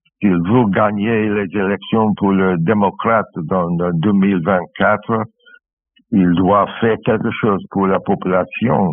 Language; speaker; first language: French; non-native, learner; English